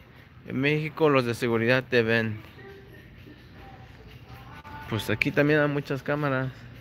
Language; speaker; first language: Spanish; early bilingual, heritage; Spanish